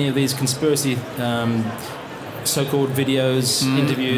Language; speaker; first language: English; native; English